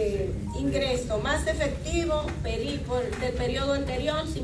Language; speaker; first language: Spanish; native; Spanish